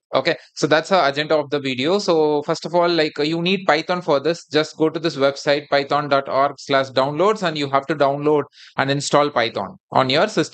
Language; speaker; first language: English; non-native, local second language; Tamil